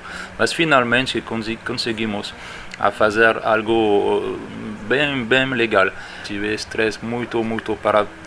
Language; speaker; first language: Portuguese; non-native, fluent; French